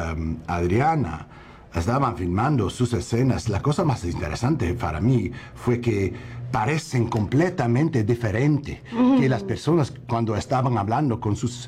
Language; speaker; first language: Spanish; non-native, learner; English